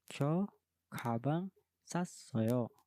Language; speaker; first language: Korean; non-native, fluent; Indonesian